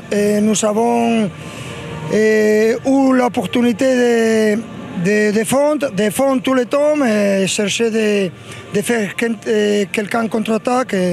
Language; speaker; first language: French; non-native, fluent; Spanish